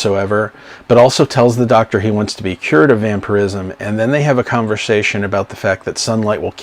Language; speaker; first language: English; native; English